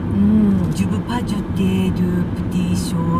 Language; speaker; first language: French; non-native, learner; Japanese